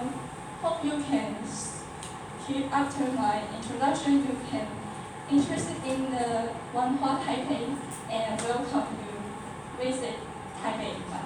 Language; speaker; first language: English; non-native, learner; Chinese